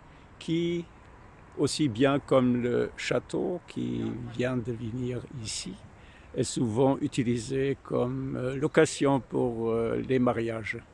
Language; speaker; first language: French; non-native, learner; German